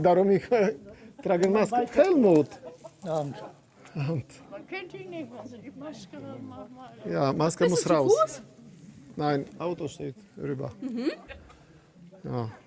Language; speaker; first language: German; non-native, learner; Polish